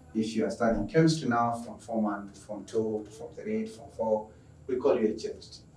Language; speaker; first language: English; non-native, local second language; Swahili